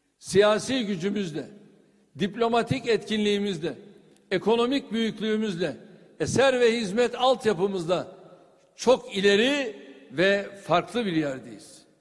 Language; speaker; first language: Turkish; native; Turkish